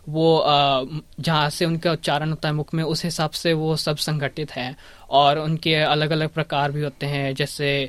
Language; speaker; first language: Hindi; early bilingual, heritage; Hindi